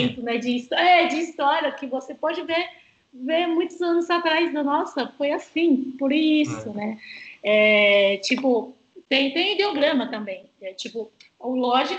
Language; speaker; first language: Portuguese; non-native, fluent; Chinese